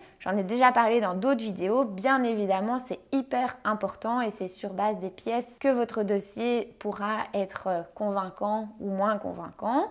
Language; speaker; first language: French; native; French